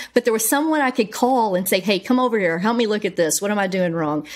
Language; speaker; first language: English; native; English